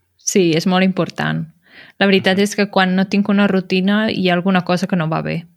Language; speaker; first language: Catalan; native; Catalan